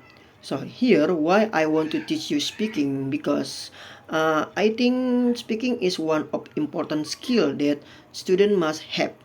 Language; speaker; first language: English; non-native, fluent; Indonesian